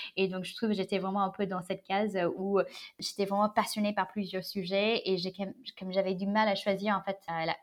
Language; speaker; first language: French; non-native, fluent; English